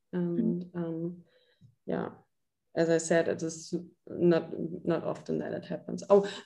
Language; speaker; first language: English; non-native, fluent; German